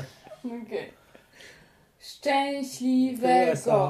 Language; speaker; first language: Polish; non-native, learner; French